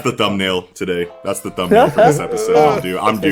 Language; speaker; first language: English; native; English